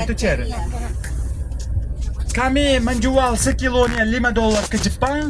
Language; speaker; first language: Indonesian; non-native, fluent; Uzbek